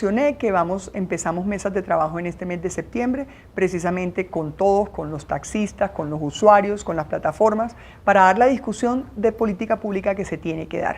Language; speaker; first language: Spanish; native; Spanish